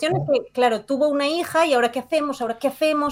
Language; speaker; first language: Spanish; native; Spanish